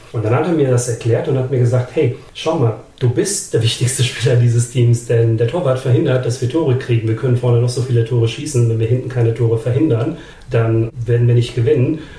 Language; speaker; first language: German; early bilingual, other home language; Bosnian